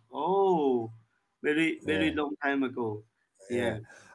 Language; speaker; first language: English; non-native, learner; Chinese